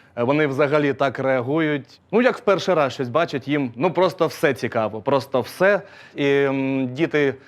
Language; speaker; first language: Ukrainian; non-native, local second language; Russian